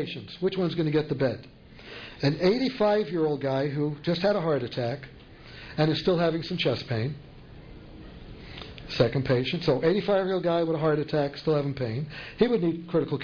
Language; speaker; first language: English; native; English